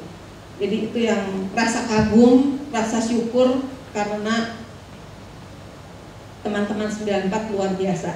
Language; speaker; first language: Indonesian; native; Indonesian